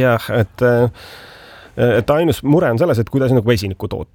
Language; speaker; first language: Estonian; native; Estonian